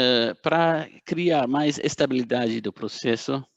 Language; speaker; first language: Portuguese; non-native, fluent; Dutch